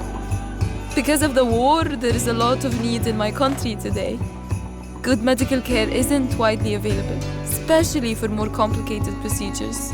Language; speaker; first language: English; non-native, fluent; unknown